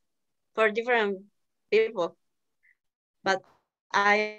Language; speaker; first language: English; non-native, learner; Spanish